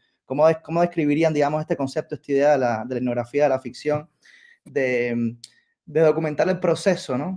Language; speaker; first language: Spanish; native; Spanish